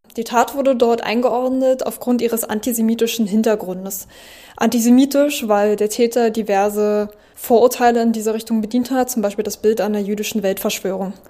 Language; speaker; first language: German; native; German